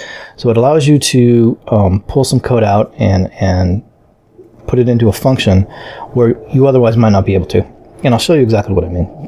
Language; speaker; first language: English; native; English